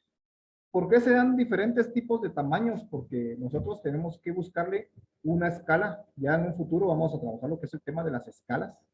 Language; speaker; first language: Spanish; native; Spanish